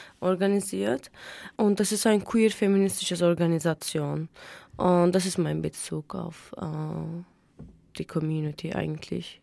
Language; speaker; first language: German; non-native, fluent; Turkish